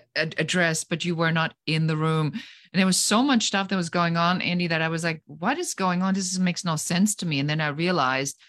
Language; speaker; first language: English; non-native, fluent; German